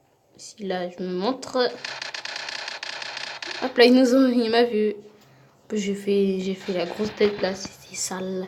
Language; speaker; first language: French; native; French